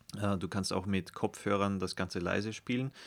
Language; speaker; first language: German; native; German